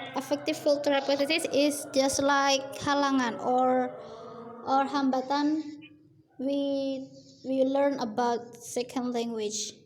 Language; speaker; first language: English; non-native, learner; Indonesian